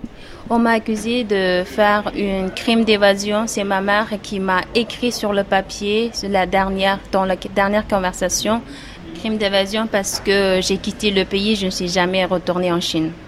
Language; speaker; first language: French; non-native, fluent; Uyghur